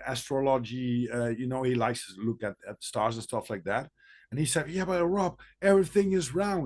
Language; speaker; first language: English; non-native, fluent; Dutch